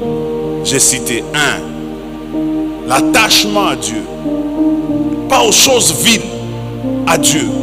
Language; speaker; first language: French; non-native, local second language; Swahili